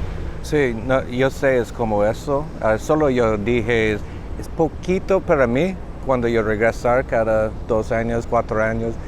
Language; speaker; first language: Spanish; non-native, learner; English